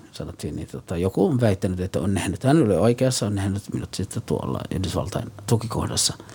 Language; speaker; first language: Finnish; non-native, fluent; Somali